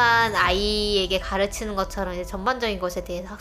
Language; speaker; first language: Korean; native; Korean